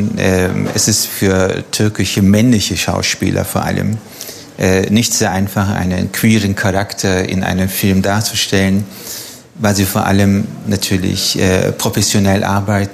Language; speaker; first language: German; non-native, fluent; Turkish